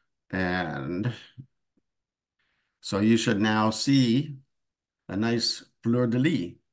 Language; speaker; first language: English; native; English